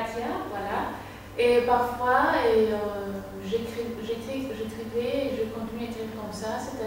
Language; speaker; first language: French; non-native, fluent; Greek